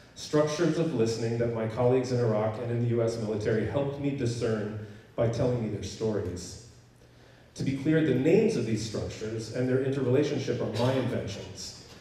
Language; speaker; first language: English; native; English